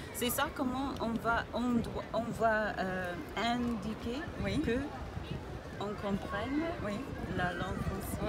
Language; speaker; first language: French; non-native, learner; English